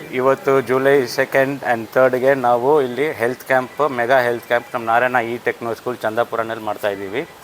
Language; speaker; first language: Kannada; native; Kannada